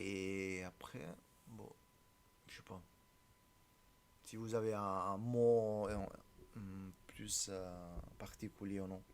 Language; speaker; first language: French; non-native, learner; Italian